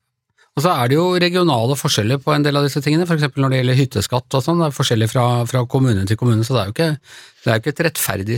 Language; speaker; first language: Norwegian; native; Norwegian